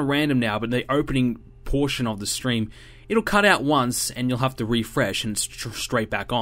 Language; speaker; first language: English; native; English